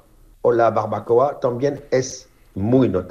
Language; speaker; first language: Spanish; non-native, fluent; French